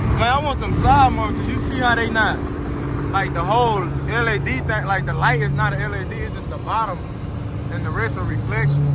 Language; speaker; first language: English; native; English